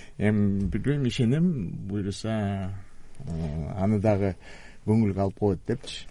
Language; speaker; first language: Kyrgyz; native; Kyrgyz